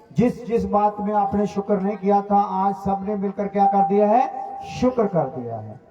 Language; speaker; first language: Hindi; non-native, local second language; Punjabi